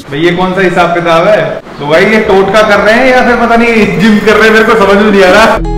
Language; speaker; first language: Hindi; native; Hindi